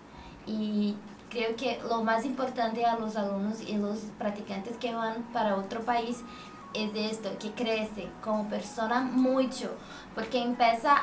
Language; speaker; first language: Spanish; non-native, fluent; Portuguese